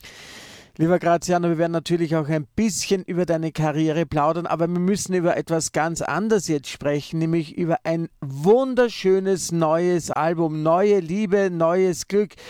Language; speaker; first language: German; native; German